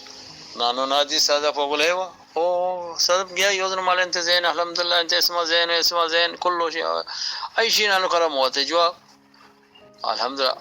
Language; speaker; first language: Arabic; non-native, learner; Urdu